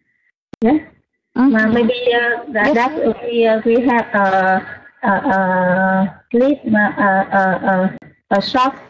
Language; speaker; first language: English; non-native, learner; Vietnamese